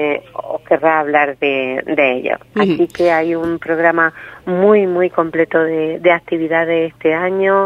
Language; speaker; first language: Spanish; native; Spanish